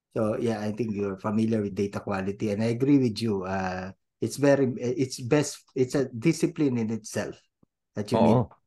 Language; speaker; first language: English; non-native, local second language; Filipino